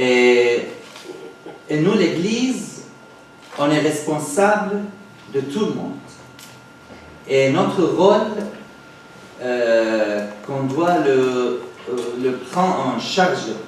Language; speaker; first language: French; non-native, fluent; Arabic